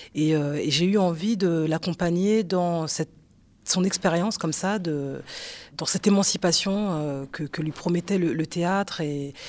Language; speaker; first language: French; native; French